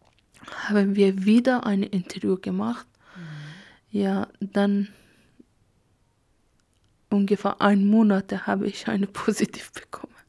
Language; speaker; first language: German; non-native, learner; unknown